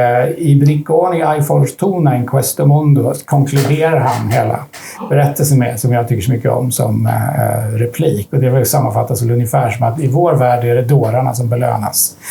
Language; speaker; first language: Swedish; native; Swedish